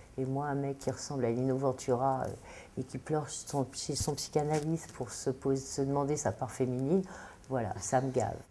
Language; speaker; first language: French; native; French